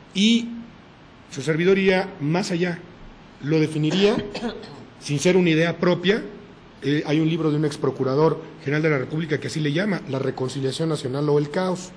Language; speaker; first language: Spanish; native; Spanish